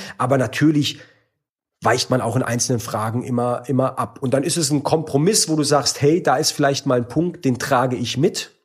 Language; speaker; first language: German; native; German